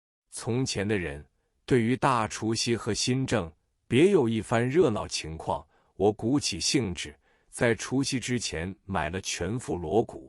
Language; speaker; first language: Chinese; native; Chinese